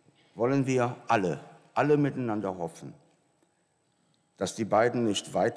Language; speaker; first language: German; native; German